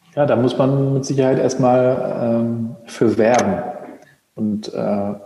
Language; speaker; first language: German; native; German